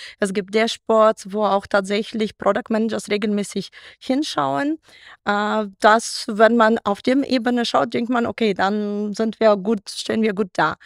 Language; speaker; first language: German; non-native, fluent; Russian